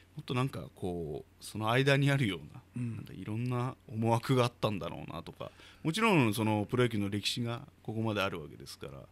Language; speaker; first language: Japanese; native; Japanese